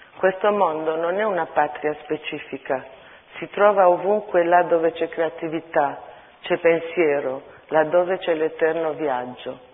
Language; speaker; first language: Italian; early bilingual, other home language; Armenian